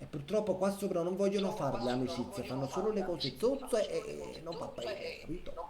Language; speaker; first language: Italian; native; Italian